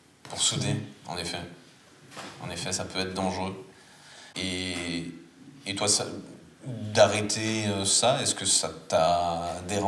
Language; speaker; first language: French; native; French